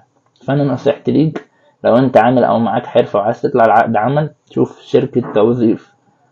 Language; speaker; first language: Arabic; native; Arabic